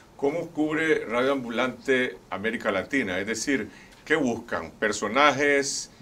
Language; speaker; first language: Spanish; native; Spanish